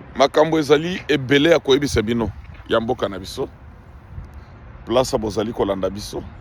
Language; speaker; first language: Lingala; non-native, local second language; Luba-Lulua